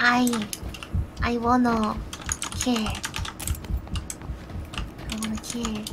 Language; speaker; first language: English; non-native, learner; Korean